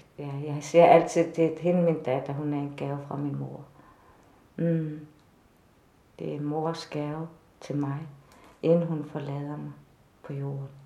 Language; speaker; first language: Danish; non-native, local second language; Kalaallisut